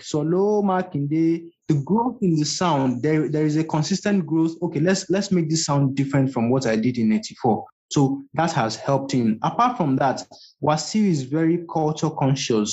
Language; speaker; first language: English; non-native, local second language; Yoruba